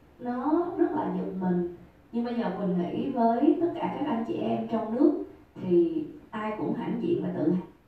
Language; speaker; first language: Vietnamese; native; Vietnamese